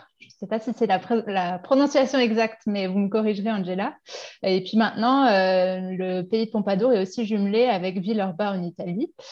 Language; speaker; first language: French; native; French